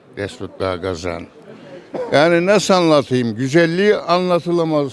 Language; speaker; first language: Turkish; native; Turkish